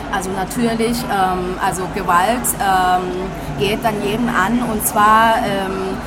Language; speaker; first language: German; non-native, fluent; Thai